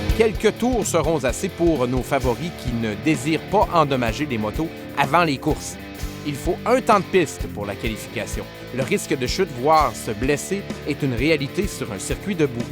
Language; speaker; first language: French; native; French